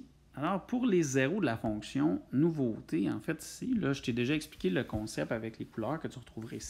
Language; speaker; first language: French; native; French